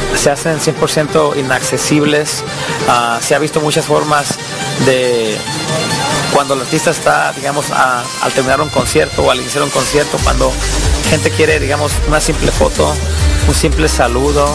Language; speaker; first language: Spanish; native; Spanish